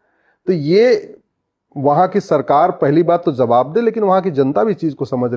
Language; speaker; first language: Hindi; native; Hindi